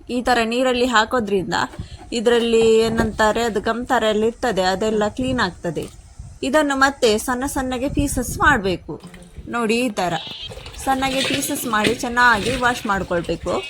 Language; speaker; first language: Kannada; non-native, local second language; Tulu